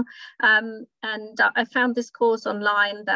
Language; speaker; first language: English; non-native, fluent; German